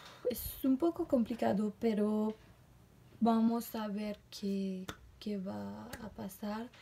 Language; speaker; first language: Spanish; non-native, learner; French